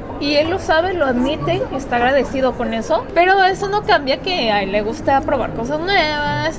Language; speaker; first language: Spanish; early bilingual, other home language; Korean